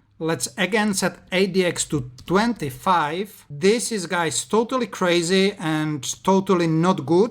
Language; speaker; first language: English; non-native, fluent; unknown